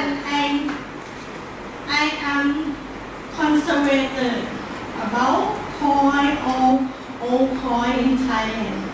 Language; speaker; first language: English; non-native, learner; Thai